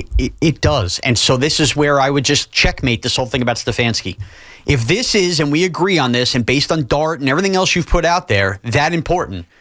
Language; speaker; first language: English; native; English